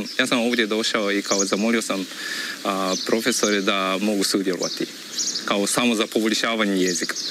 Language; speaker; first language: Croatian; non-native, fluent; Japanese